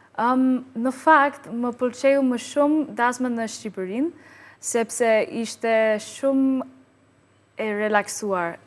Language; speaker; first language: Albanian; non-native, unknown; English